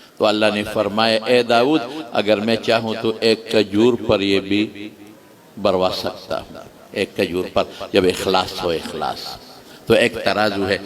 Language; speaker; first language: Urdu; non-native, local second language; Pashto